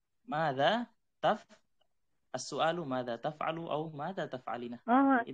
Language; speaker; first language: Arabic; non-native, fluent; Indonesian